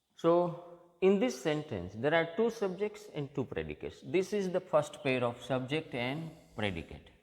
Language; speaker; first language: English; non-native, local second language; Gujarati